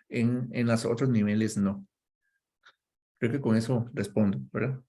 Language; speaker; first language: Spanish; native; Spanish